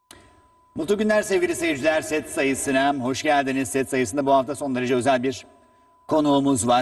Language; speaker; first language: Turkish; native; Turkish